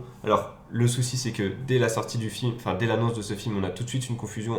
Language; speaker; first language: French; native; French